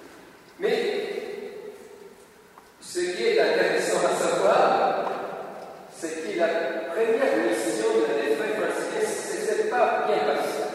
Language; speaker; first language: French; non-native, learner; Italian